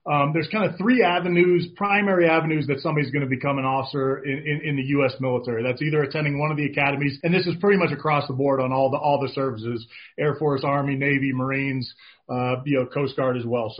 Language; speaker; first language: English; native; English